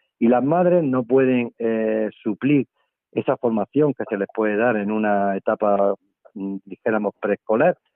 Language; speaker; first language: Spanish; native; Spanish